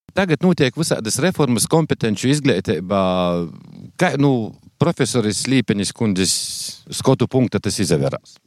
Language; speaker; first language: Latvian; native; Latvian